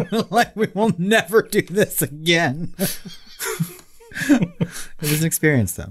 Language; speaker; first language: English; native; English